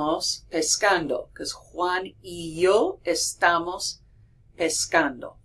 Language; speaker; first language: Spanish; non-native, fluent; English